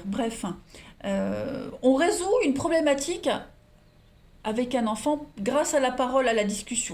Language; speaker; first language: French; native; French